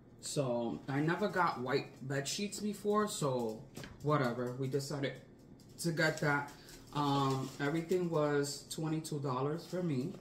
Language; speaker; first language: English; native; English